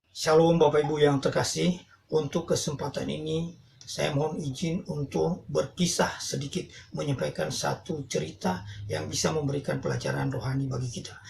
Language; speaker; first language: Indonesian; non-native, local second language; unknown